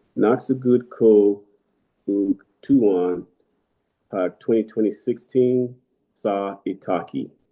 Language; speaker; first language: Cebuano; non-native, learner; English